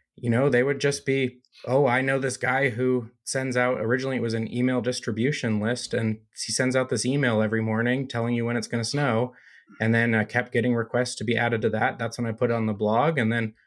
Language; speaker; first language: English; native; English